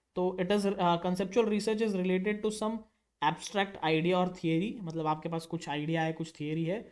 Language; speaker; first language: Hindi; native; Hindi